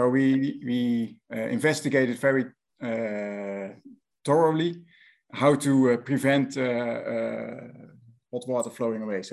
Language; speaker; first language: English; non-native, fluent; Dutch